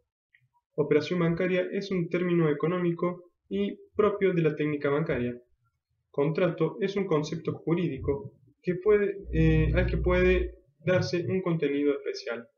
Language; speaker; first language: Spanish; native; Spanish